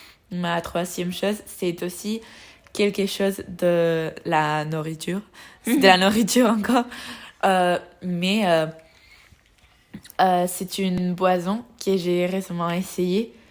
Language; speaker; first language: French; non-native, learner; Spanish